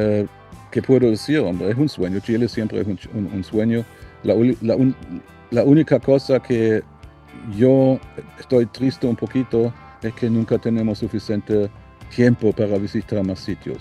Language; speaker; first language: Spanish; non-native, learner; German